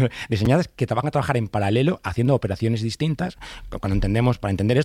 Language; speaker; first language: Spanish; native; Spanish